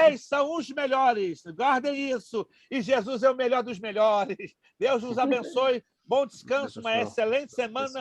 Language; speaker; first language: Portuguese; native; Portuguese